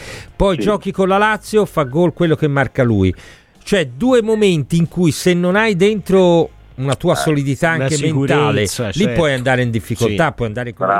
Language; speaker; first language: Italian; native; Italian